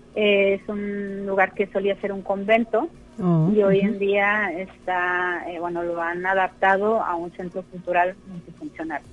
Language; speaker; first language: Spanish; native; Spanish